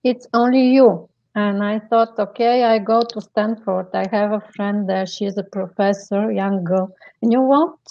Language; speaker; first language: English; non-native, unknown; Bulgarian